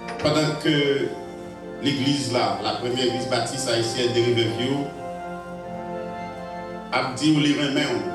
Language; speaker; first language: French; non-native, local second language; Haitian Creole